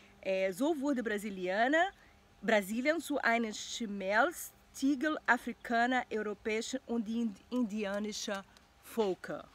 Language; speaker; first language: German; non-native, learner; Portuguese